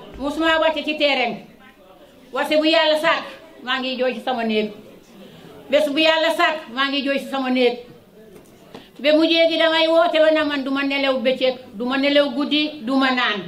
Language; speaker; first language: Wolof; non-native, local second language; Jola-Fonyi